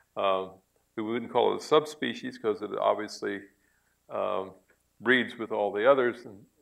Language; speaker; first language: English; native; English